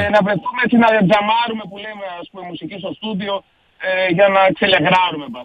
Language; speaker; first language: Greek; native; Greek